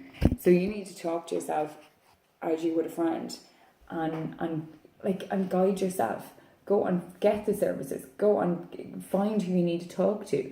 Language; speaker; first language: English; native; English